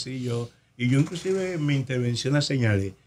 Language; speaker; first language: Spanish; native; Spanish